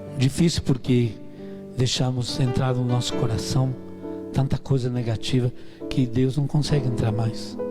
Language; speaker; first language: Portuguese; non-native, fluent; Italian